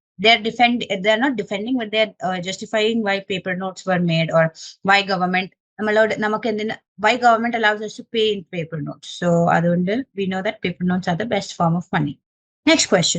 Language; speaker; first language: English; non-native, local second language; Malayalam